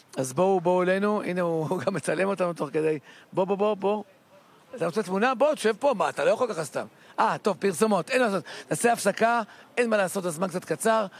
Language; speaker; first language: Hebrew; native; Hebrew